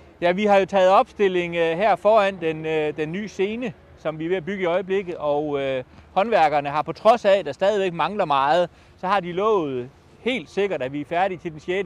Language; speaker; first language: Danish; native; Danish